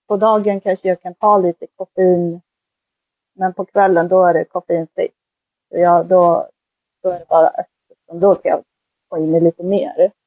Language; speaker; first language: Swedish; early bilingual, other home language; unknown